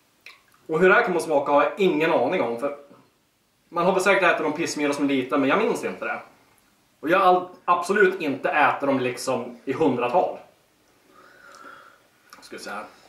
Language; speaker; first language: Swedish; native; Swedish